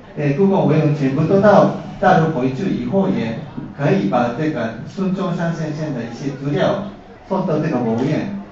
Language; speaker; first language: Chinese; non-native, fluent; Japanese